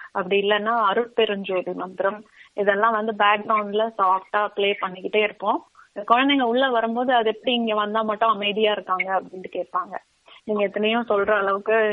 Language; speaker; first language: Tamil; native; Tamil